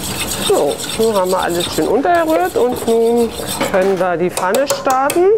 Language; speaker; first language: German; native; German